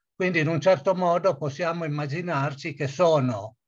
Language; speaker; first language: Italian; native; Italian